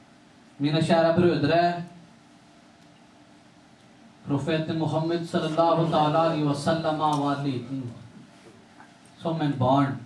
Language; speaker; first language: Norwegian; non-native, local second language; Urdu